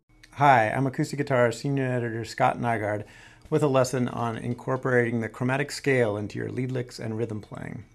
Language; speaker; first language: English; native; English